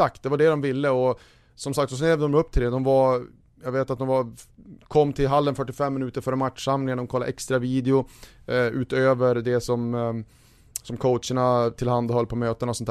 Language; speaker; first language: Swedish; native; Swedish